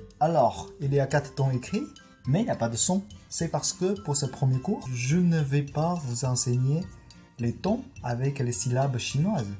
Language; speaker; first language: French; non-native, fluent; Chinese